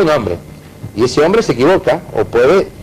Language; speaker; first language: Spanish; native; Spanish